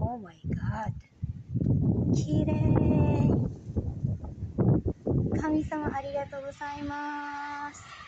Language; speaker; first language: Japanese; non-native, learner; Filipino